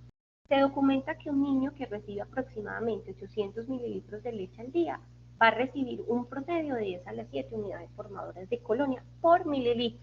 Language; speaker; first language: Spanish; native; Spanish